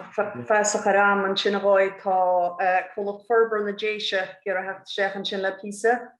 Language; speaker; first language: Irish; native; Irish